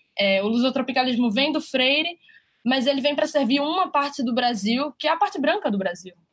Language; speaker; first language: Portuguese; native; Portuguese